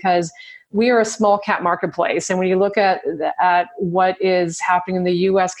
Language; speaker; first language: English; native; English